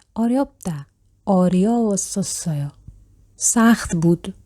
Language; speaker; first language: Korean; non-native, fluent; Persian